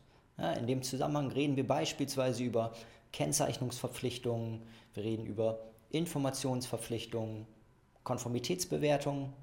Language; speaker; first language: German; native; German